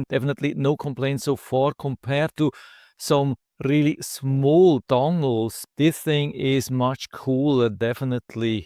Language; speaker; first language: English; non-native, fluent; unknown